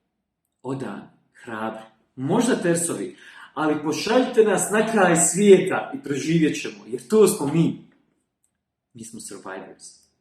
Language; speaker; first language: Bosnian; native; Bosnian